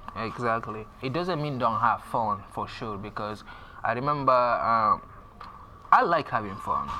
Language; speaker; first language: English; non-native, fluent; French